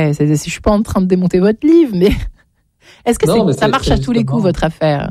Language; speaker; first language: French; native; French